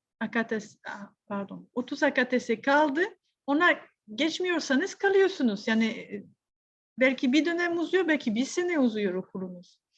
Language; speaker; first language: Turkish; non-native, fluent; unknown